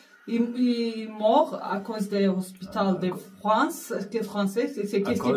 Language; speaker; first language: French; non-native, learner; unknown